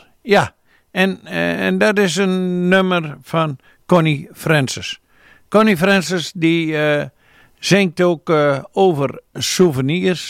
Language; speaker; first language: Dutch; native; Dutch